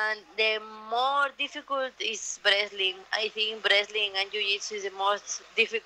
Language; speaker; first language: English; non-native, learner; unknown